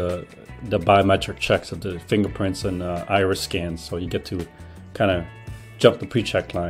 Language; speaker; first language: English; native; English